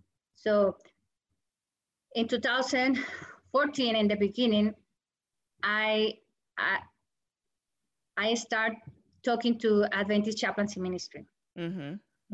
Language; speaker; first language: English; non-native, learner; Spanish